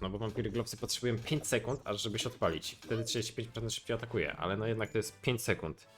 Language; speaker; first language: Polish; native; Polish